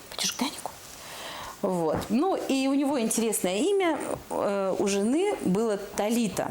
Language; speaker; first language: Russian; native; Russian